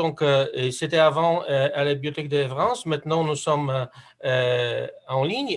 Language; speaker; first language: French; non-native, fluent; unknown